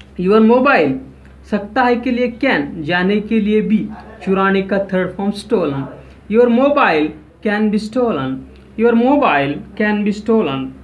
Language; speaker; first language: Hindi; non-native, local second language; Marathi